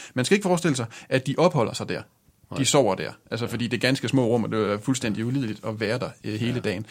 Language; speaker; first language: Danish; native; Danish